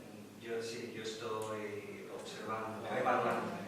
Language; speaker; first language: Spanish; native; Spanish